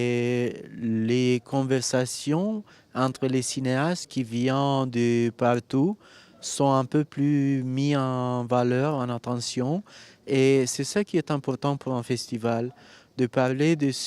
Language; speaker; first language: French; non-native, fluent; Romanian